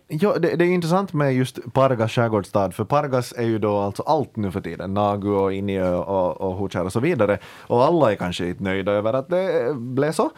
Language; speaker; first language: Swedish; native; Swedish